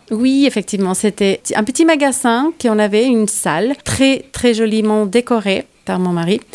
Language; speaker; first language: French; non-native, fluent; Spanish